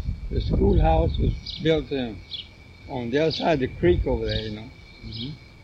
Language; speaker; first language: English; early bilingual, other home language; Spanish